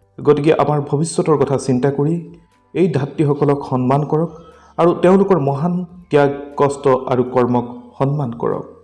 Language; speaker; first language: Assamese; native; Assamese